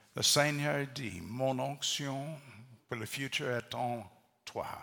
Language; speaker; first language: French; non-native, learner; English